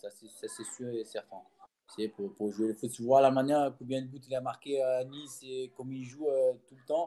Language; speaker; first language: French; non-native, fluent; Portuguese